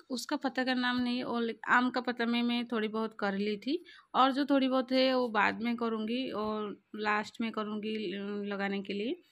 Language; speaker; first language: Hindi; non-native, local second language; Odia